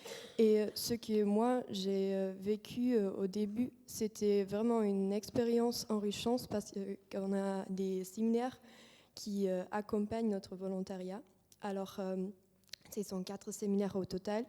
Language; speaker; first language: French; non-native, fluent; German